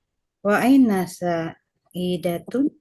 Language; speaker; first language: Arabic; non-native, learner; Indonesian